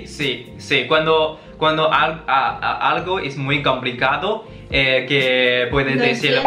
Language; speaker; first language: Spanish; non-native, learner; Chinese